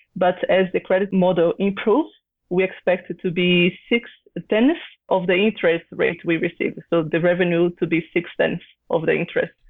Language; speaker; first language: English; non-native, fluent; Portuguese